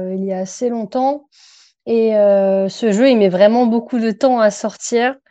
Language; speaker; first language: French; native; French